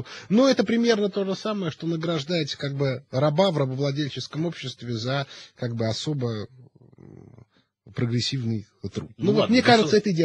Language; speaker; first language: Russian; native; Russian